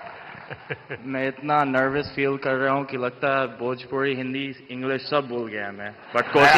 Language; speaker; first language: Hindi; non-native, fluent; English